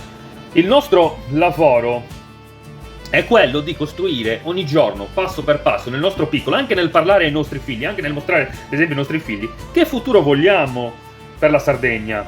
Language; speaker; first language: Italian; native; Italian